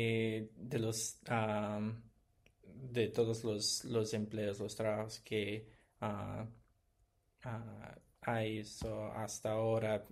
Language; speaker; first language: Spanish; non-native, learner; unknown